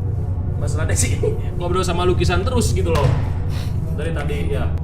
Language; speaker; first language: Indonesian; native; Indonesian